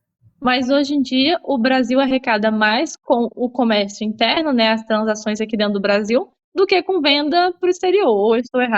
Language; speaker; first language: Portuguese; native; Portuguese